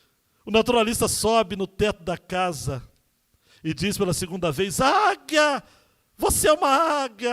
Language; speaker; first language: Portuguese; native; Portuguese